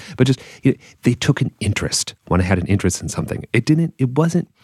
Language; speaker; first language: English; native; English